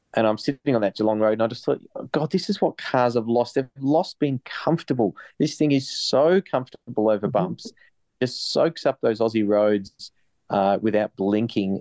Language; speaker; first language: English; native; English